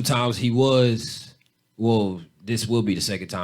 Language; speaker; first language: English; native; English